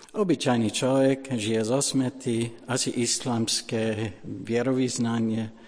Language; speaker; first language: Slovak; non-native, fluent; English